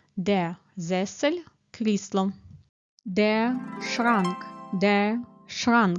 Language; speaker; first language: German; non-native, fluent; Ukrainian